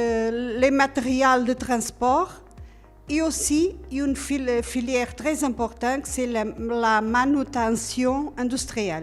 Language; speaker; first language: French; non-native, learner; Portuguese